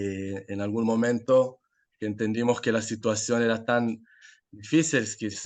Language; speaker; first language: Spanish; non-native, fluent; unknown